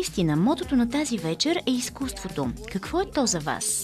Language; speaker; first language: Bulgarian; native; Bulgarian